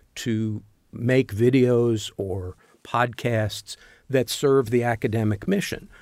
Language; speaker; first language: English; native; English